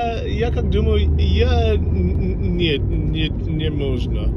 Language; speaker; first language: Russian; non-native, learner; English